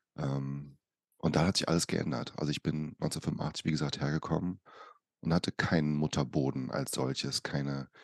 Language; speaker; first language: German; early bilingual, other home language; Portuguese